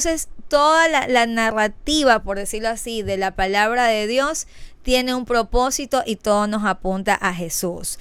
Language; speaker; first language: Spanish; native; Spanish